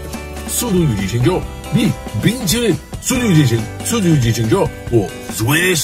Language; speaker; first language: Chinese; non-native, learner; English